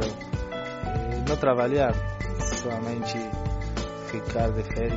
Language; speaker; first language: Portuguese; non-native, learner; Spanish